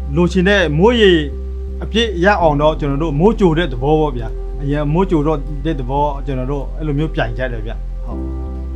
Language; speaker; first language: Burmese; non-native, local second language; Pa'o Karen